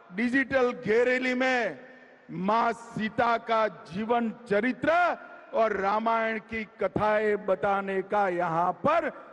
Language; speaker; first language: Hindi; non-native, local second language; Gujarati